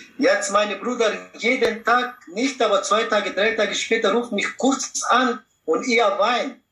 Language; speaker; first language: German; non-native, learner; Pashto